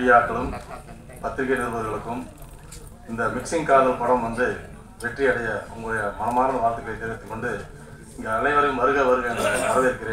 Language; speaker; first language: Tamil; native; Tamil